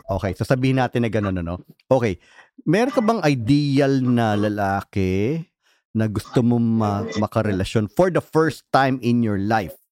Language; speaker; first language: Filipino; native; Filipino